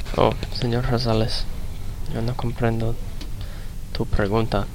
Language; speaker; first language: Spanish; non-native, learner; English